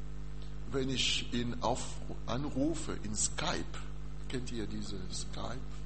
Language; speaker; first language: German; non-native, learner; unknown